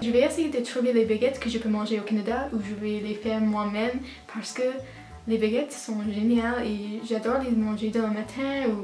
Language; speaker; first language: French; non-native, learner; English